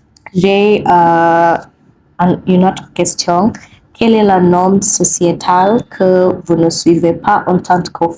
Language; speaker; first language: French; non-native, learner; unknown